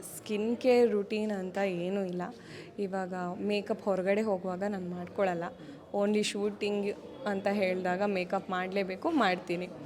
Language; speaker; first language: Kannada; non-native, local second language; Konkani